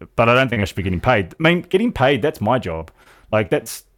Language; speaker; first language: English; native; English